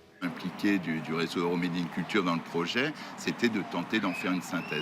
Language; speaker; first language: French; native; French